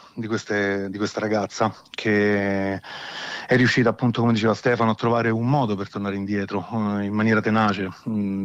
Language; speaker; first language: Italian; native; Italian